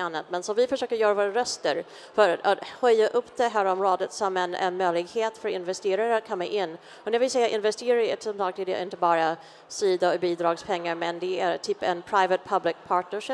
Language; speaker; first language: Swedish; non-native, fluent; English